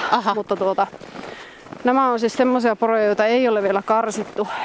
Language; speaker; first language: Finnish; native; Finnish